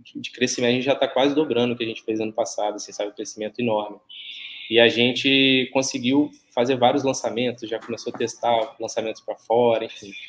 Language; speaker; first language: Portuguese; native; Portuguese